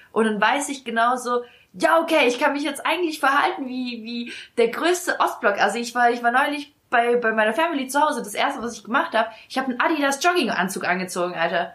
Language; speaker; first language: German; early bilingual, other home language; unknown